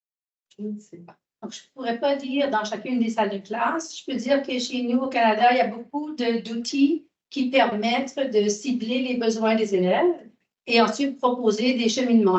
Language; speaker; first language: French; native; French